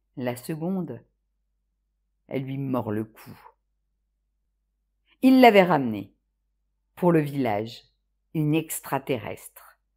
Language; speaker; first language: French; native; French